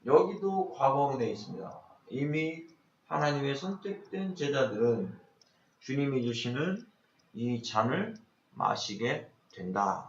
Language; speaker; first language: Korean; native; Korean